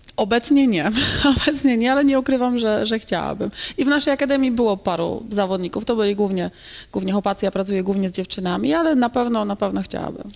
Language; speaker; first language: Polish; native; Polish